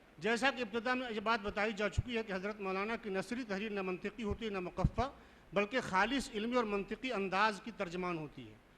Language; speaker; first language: Urdu; native; Urdu